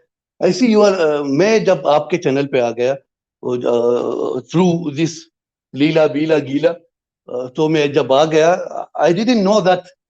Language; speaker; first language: Hindi; non-native, fluent; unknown